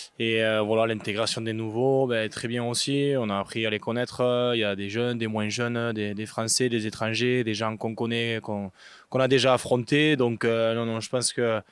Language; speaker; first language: French; native; French